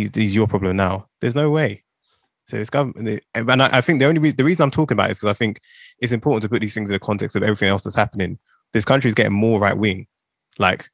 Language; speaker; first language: English; native; English